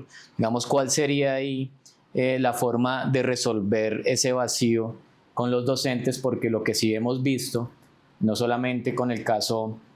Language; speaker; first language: Spanish; native; Spanish